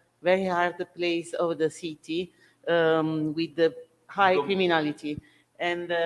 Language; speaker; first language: English; non-native, learner; Italian